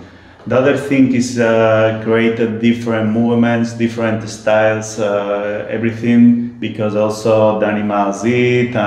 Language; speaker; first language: English; non-native, learner; Spanish